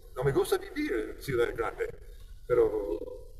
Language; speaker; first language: Spanish; non-native, fluent; English